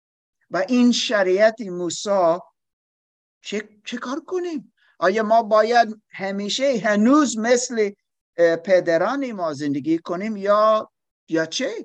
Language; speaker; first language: Persian; non-native, fluent; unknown